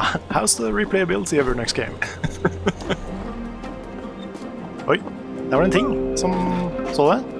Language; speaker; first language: Norwegian; native; Norwegian